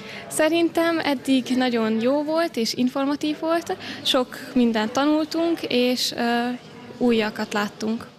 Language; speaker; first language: Hungarian; non-native, local second language; German